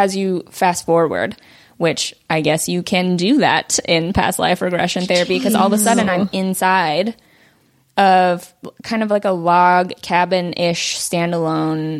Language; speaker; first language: English; early bilingual, other home language; Vietnamese